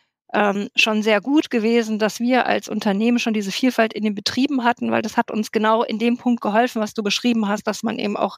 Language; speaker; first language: German; native; German